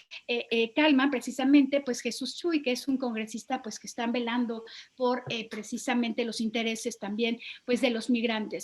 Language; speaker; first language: Spanish; native; Spanish